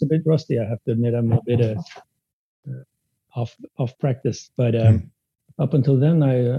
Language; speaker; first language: English; non-native, fluent; Spanish